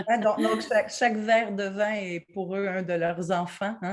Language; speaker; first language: French; native; French